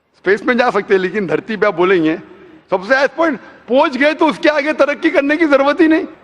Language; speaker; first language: Hindi; non-native, local second language; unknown